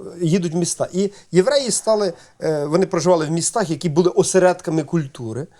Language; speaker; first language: Ukrainian; native; Ukrainian